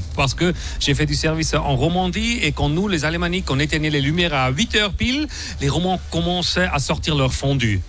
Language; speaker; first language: French; non-native, local second language; Swiss German